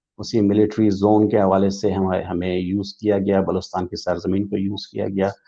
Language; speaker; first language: Urdu; non-native, local second language; Baluchi